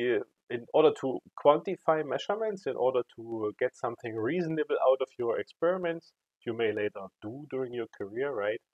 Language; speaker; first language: English; non-native, fluent; German